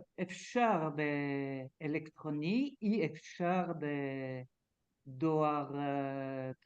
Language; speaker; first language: Hebrew; non-native, learner; French